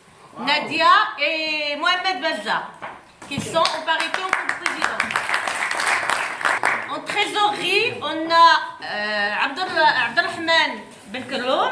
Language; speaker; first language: French; native; French